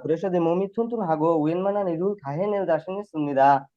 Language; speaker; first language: Korean; non-native, learner; Bangla